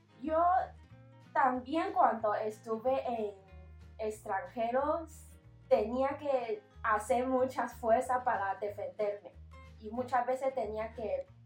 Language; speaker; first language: Spanish; non-native, learner; Chinese